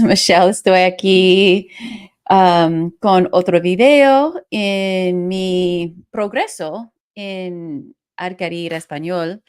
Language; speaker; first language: Spanish; non-native, learner; English